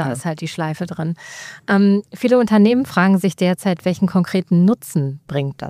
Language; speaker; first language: German; native; German